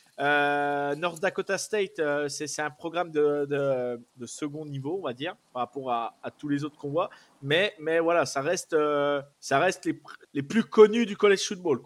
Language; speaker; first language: French; native; French